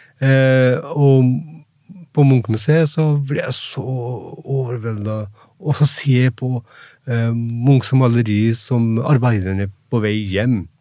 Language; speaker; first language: Norwegian; non-native, fluent; Punjabi